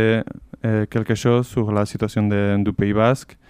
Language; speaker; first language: French; non-native, fluent; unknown